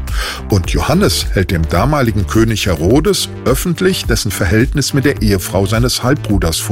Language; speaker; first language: German; native; German